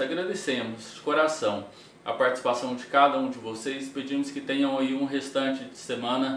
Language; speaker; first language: Portuguese; native; Portuguese